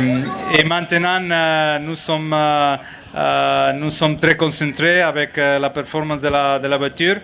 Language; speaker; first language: French; non-native, learner; Spanish